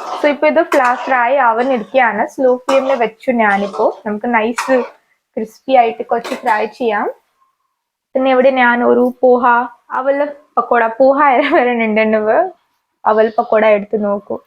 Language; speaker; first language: Malayalam; non-native, learner; Hindi